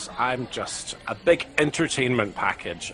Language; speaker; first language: English; native; English